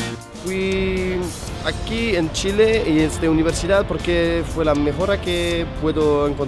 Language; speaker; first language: Spanish; non-native, learner; French